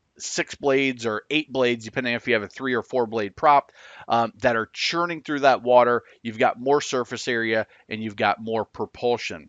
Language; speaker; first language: English; native; English